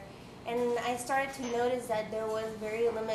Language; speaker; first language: English; non-native, fluent; Spanish